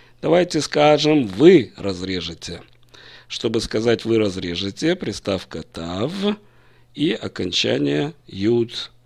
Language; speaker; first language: Russian; native; Russian